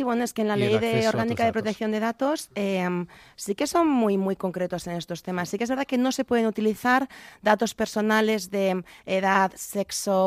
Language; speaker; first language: Spanish; native; Spanish